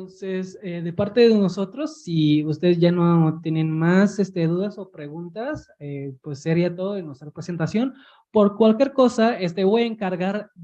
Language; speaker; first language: Spanish; early bilingual, heritage; Spanish